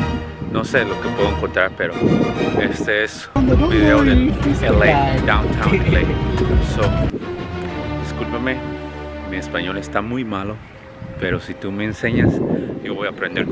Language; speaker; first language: Spanish; non-native, local second language; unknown